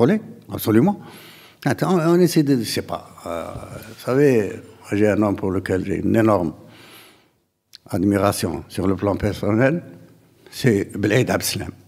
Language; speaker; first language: French; non-native, local second language; Arabic